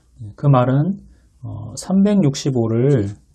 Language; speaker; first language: Korean; native; Korean